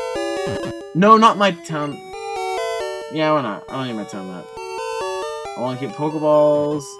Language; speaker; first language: English; native; English